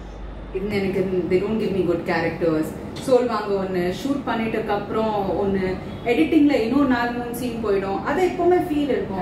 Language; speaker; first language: Tamil; non-native, local second language; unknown